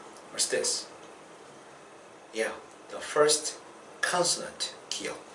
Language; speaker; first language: English; non-native, fluent; Korean